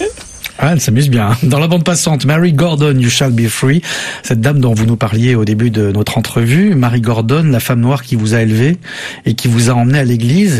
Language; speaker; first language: French; native; French